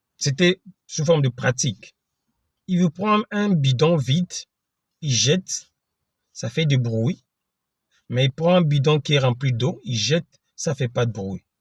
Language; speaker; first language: French; non-native, local second language; Lingala